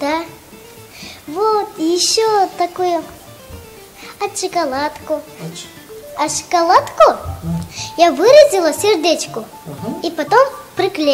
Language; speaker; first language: Russian; non-native, local second language; Tajik